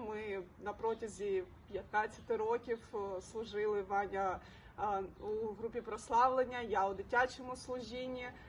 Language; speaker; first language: Ukrainian; non-native, local second language; Russian